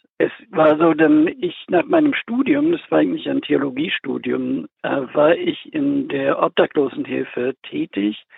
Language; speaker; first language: German; non-native, fluent; English